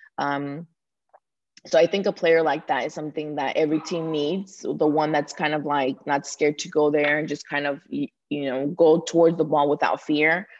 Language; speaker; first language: English; early bilingual, other home language; Spanish